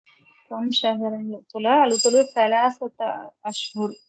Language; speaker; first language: Arabic; non-native, learner; Tamil